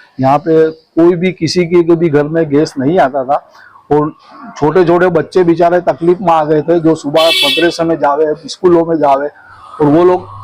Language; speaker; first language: Hindi; non-native, local second language; Gujarati